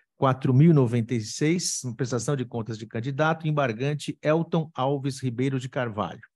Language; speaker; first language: Portuguese; native; Portuguese